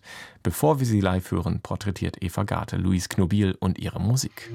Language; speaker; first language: German; native; German